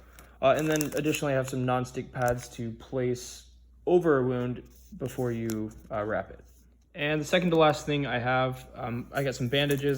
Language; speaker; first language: English; native; English